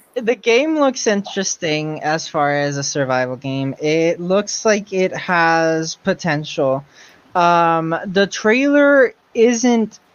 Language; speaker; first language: English; non-native, local second language; Spanish